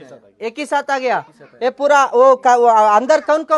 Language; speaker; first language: Hindi; non-native, local second language; Kannada